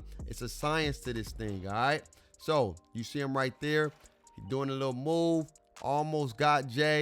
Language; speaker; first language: English; native; English